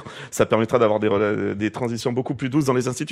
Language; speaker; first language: French; native; French